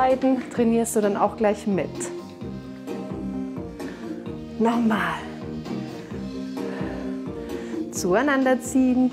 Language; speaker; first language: German; native; German